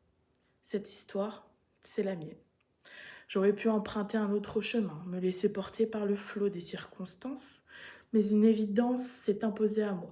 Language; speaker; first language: French; native; French